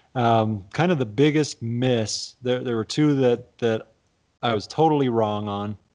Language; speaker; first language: English; native; English